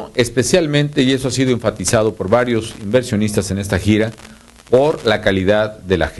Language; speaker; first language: Spanish; native; Spanish